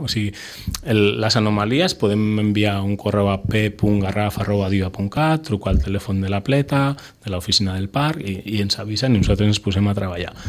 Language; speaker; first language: Catalan; non-native, local second language; Spanish